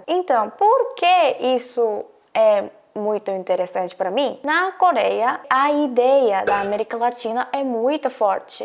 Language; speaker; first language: Portuguese; non-native, fluent; Korean